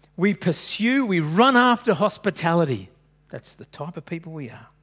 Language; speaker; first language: English; native; English